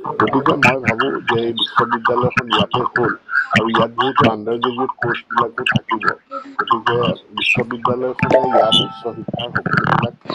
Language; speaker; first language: Assamese; non-native, local second language; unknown